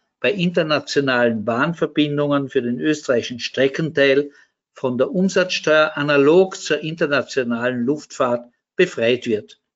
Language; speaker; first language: German; native; German